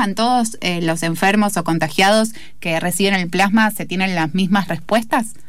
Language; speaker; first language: Spanish; native; Spanish